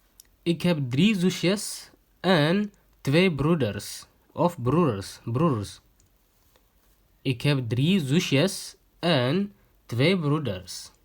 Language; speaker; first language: Dutch; non-native, learner; Tigrinya